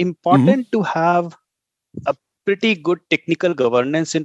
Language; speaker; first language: English; non-native, local second language; Hindi